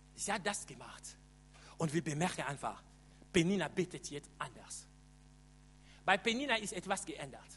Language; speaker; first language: German; non-native, fluent; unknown